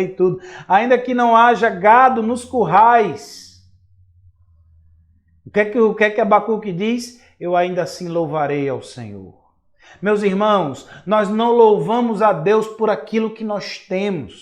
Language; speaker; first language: Portuguese; native; Portuguese